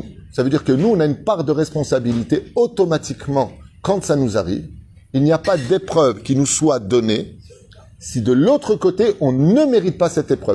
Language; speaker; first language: French; native; French